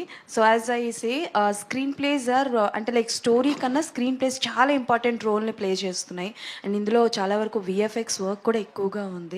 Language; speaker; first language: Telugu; native; Telugu